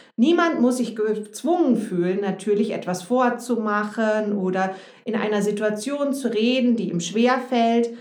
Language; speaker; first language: German; native; German